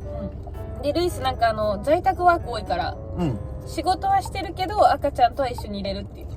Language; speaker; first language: Japanese; native; Japanese